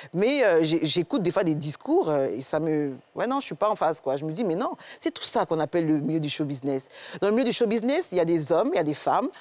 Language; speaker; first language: French; native; French